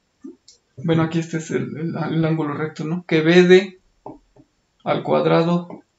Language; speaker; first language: Spanish; native; Spanish